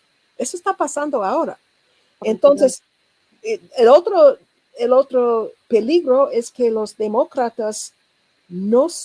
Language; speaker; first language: Spanish; non-native, learner; English